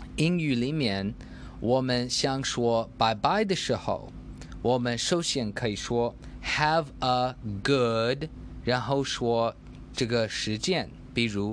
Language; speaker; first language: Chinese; non-native, learner; English